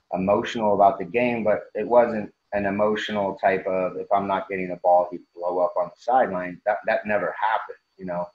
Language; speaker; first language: English; native; English